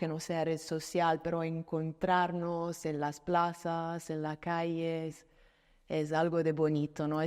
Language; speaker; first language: Spanish; non-native, fluent; Italian